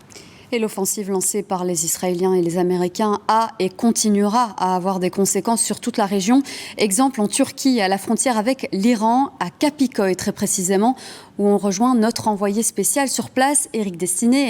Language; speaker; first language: French; native; French